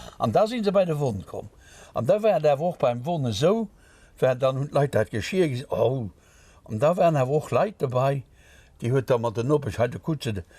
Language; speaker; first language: Luxembourgish; native; Luxembourgish